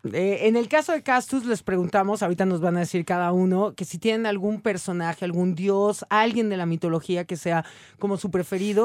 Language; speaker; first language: Spanish; native; Spanish